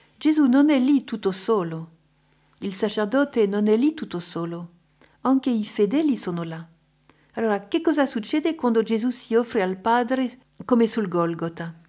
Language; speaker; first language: Italian; non-native, fluent; French